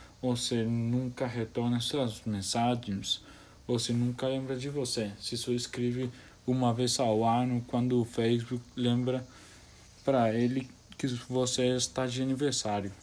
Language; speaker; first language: Portuguese; non-native, learner; Spanish